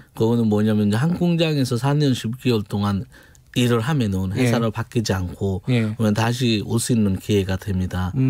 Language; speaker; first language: Korean; non-native, fluent; Bangla